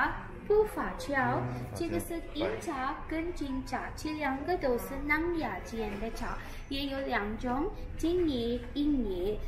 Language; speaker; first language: Chinese; non-native, learner; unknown